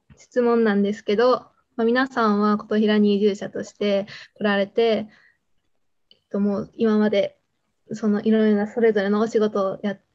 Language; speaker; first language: Japanese; native; Japanese